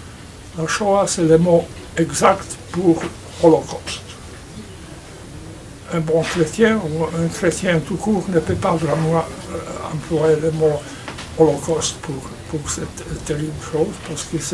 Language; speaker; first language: French; non-native, fluent; Polish